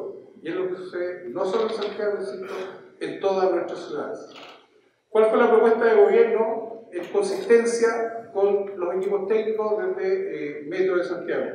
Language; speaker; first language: Spanish; native; Spanish